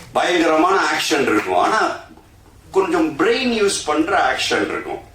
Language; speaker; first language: Tamil; early bilingual, heritage; Tamil